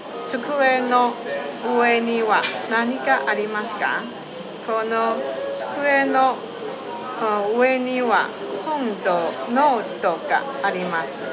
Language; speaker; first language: Japanese; non-native, learner; Chinese